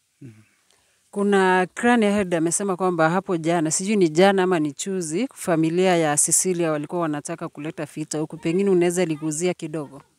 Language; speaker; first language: Swahili; non-native, local second language; Gusii